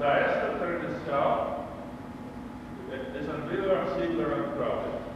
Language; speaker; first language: Portuguese; non-native, learner; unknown